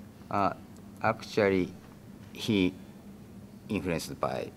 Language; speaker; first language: English; non-native, learner; Japanese